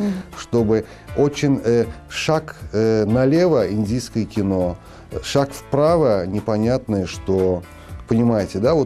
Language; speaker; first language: Russian; non-native, local second language; Azerbaijani